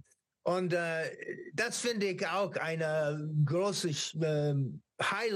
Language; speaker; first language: German; non-native, learner; English